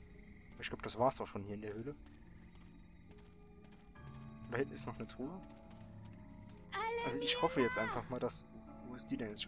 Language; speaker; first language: German; native; German